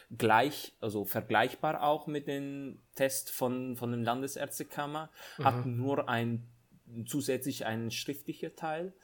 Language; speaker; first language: German; non-native, fluent; Italian